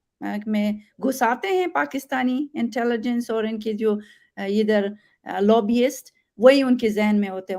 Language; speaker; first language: Hindi; non-native, fluent; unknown